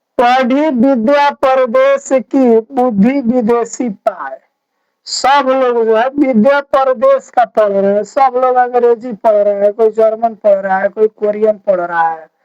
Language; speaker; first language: Hindi; native; Hindi